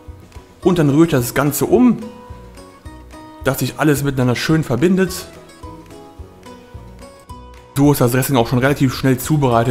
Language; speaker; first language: German; native; German